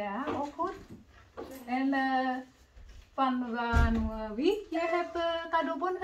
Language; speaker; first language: Dutch; non-native, learner; Indonesian